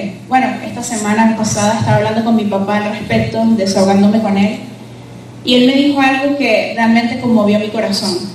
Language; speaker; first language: Spanish; native; Spanish